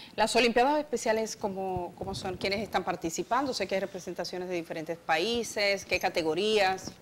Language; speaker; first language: Spanish; native; Spanish